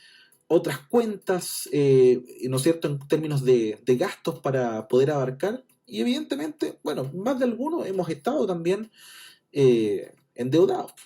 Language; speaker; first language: Spanish; native; Spanish